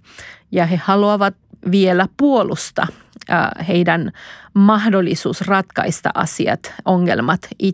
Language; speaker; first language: Finnish; non-native, fluent; Spanish